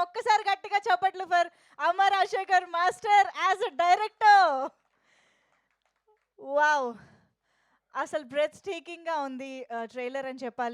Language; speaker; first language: Telugu; native; Telugu